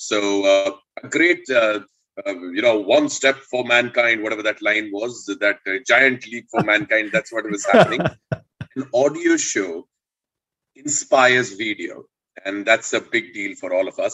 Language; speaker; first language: English; non-native, local second language; Hindi